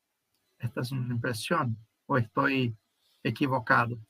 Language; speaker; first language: Spanish; non-native, fluent; Portuguese